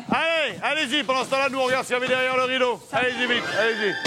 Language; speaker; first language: French; native; French